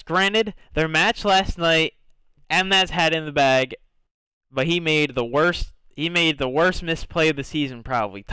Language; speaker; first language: English; native; English